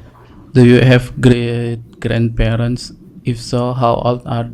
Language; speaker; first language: English; non-native, learner; Indonesian